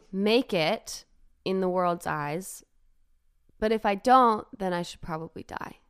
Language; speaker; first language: English; native; English